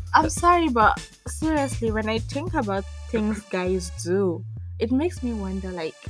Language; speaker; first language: English; non-native, local second language; Hausa